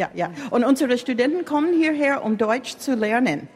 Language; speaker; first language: German; non-native, fluent; English